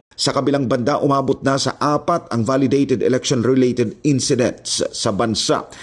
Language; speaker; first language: Filipino; native; Filipino